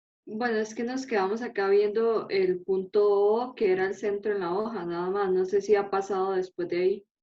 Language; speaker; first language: Spanish; native; Spanish